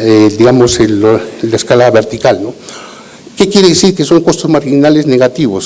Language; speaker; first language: Spanish; native; Spanish